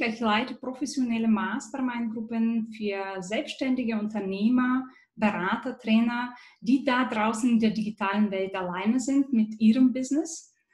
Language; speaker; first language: German; non-native, fluent; Bulgarian